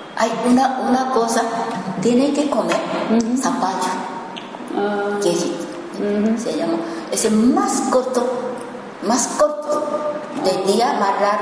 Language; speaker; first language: Spanish; non-native, learner; Japanese